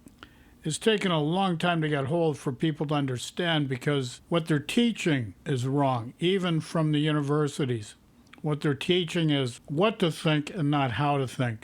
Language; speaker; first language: English; native; English